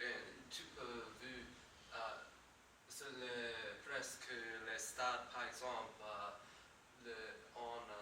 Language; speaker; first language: French; non-native, learner; English